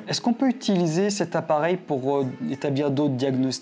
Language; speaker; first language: French; native; French